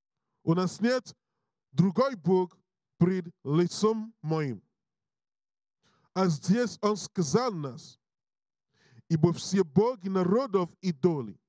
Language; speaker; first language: Russian; non-native, learner; English